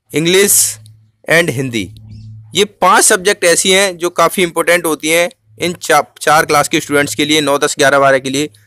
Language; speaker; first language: Hindi; native; Hindi